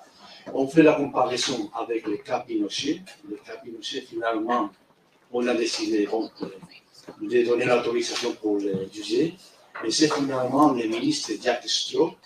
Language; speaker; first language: French; non-native, fluent; Spanish